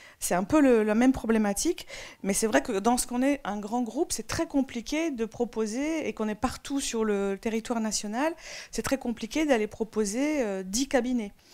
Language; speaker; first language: French; native; French